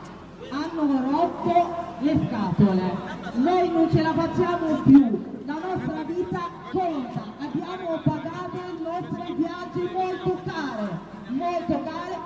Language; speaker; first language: Italian; non-native, fluent; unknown